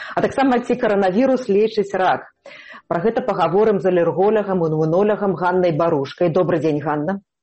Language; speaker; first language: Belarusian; native; Belarusian